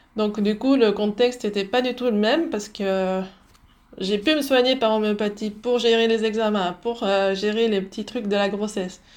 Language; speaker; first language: French; early bilingual, other home language; Dutch